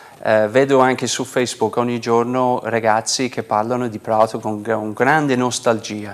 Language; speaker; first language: Italian; non-native, fluent; English